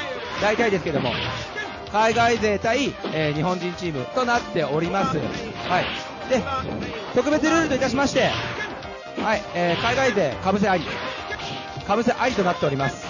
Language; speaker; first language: Japanese; native; Japanese